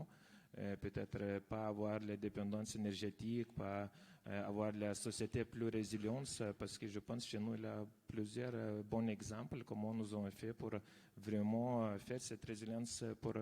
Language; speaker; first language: French; non-native, fluent; Lithuanian